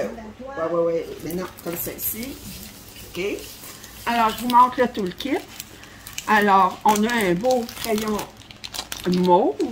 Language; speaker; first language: French; native; French